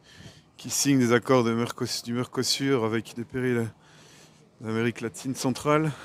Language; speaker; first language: French; native; French